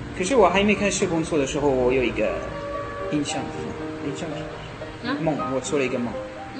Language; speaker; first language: Chinese; non-native, learner; French